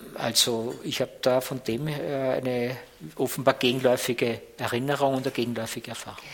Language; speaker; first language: German; native; German